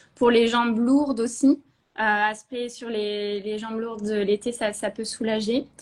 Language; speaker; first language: French; native; French